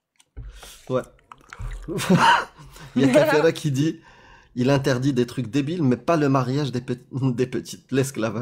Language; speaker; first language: French; native; French